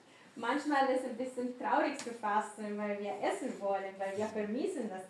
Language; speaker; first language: German; non-native, learner; Spanish